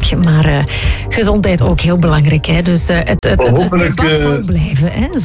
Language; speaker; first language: Dutch; native; Dutch